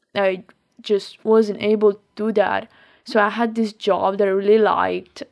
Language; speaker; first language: English; non-native, fluent; Italian